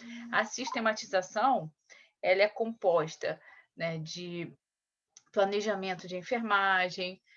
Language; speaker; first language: Portuguese; native; Portuguese